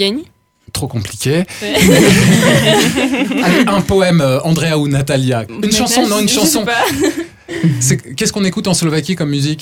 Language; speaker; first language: French; native; French